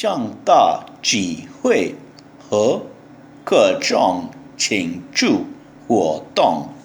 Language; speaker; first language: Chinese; non-native, learner; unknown